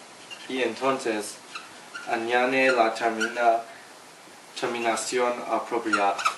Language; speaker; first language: Spanish; non-native, learner; English